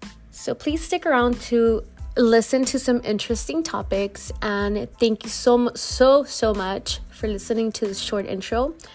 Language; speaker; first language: English; early bilingual, other home language; Spanish